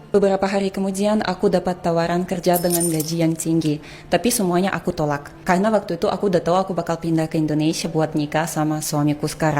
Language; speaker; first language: Indonesian; non-native, fluent; Russian